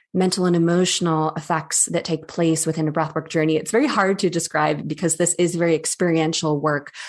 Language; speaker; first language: English; native; English